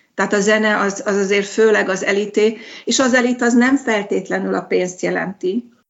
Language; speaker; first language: Hungarian; native; Hungarian